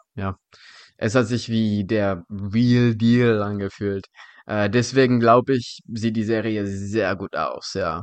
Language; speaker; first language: German; non-native, fluent; Czech